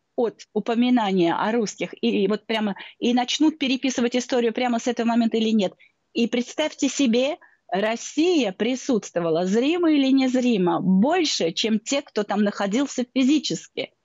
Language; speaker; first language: Russian; native; Russian